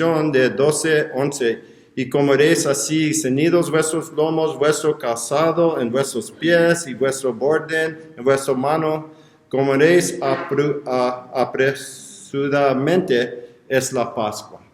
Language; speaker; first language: Spanish; non-native, learner; English